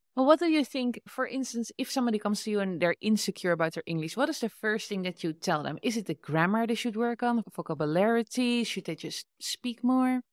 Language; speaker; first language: English; non-native, fluent; Dutch